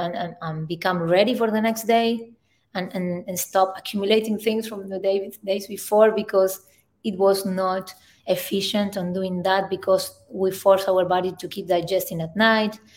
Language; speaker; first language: English; non-native, fluent; Spanish